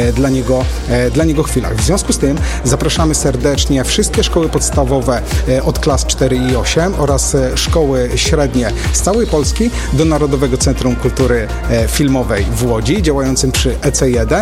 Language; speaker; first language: Polish; native; Polish